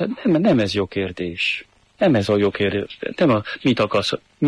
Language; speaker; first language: Hungarian; non-native, fluent; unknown